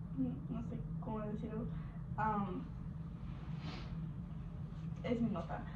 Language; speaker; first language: Spanish; non-native, learner; English